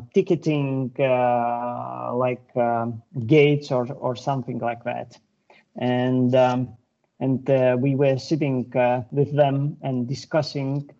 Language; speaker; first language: English; non-native, fluent; Lithuanian